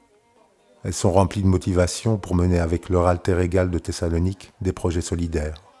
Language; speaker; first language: French; native; French